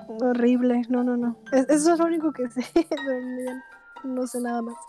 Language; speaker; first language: Spanish; native; Spanish